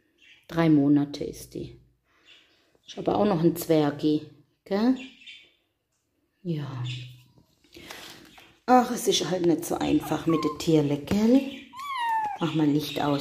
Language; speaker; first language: German; native; German